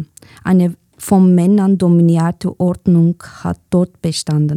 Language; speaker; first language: German; non-native, fluent; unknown